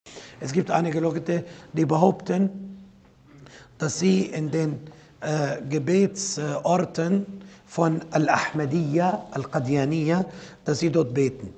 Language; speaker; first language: German; non-native, fluent; Arabic